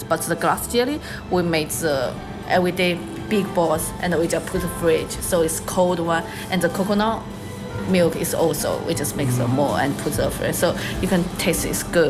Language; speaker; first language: English; non-native, learner; Chinese